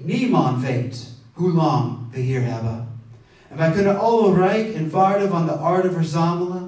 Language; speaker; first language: Dutch; non-native, fluent; English